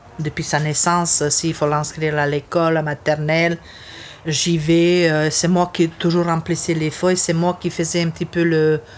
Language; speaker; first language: French; non-native, fluent; Serbian